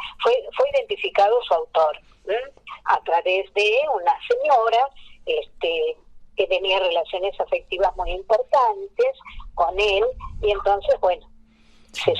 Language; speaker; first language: Spanish; native; Spanish